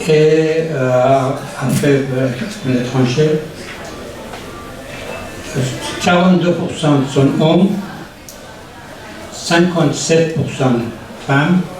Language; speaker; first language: French; non-native, learner; Persian